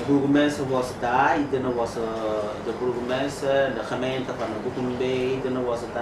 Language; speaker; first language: Dutch; non-native, learner; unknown